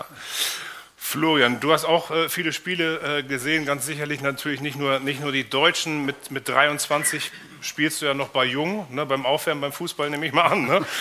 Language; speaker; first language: German; native; German